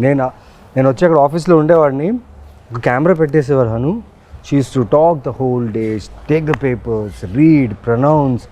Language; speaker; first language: Telugu; native; Telugu